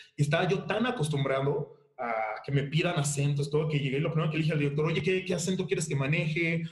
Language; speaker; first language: Spanish; early bilingual, other home language; Haitian Creole